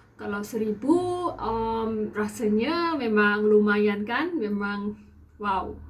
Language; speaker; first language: Malay; non-native, local second language; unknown